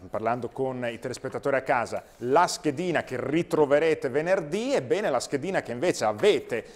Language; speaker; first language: Italian; native; Italian